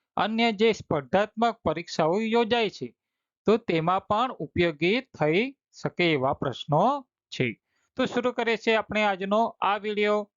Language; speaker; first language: Gujarati; native; Gujarati